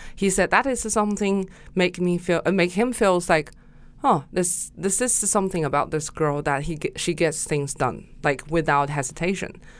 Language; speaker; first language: English; non-native, fluent; Chinese